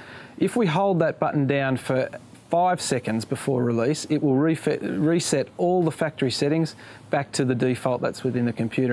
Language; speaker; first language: English; native; English